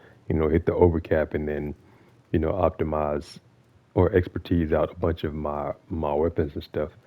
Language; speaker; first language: English; native; English